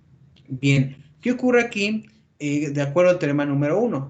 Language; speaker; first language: Spanish; native; Spanish